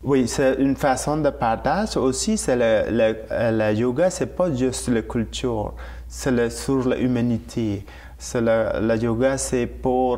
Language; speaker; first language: French; non-native, learner; Tamil